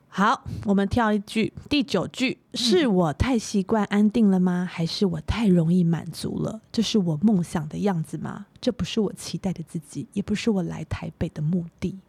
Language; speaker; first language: Chinese; native; Chinese